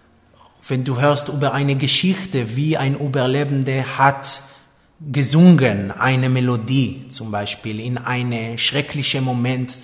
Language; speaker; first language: German; non-native, fluent; Hebrew